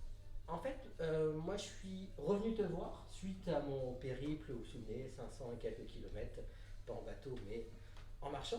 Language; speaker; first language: French; native; French